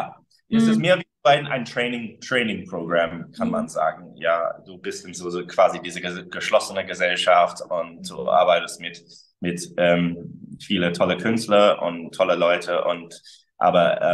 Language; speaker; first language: German; early bilingual, other home language; English